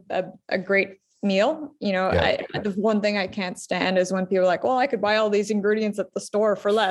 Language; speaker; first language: English; native; English